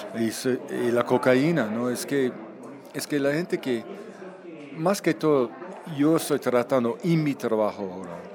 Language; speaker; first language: Spanish; non-native, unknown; English